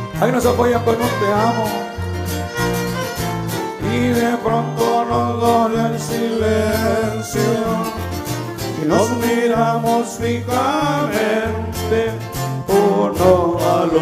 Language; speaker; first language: Spanish; native; Spanish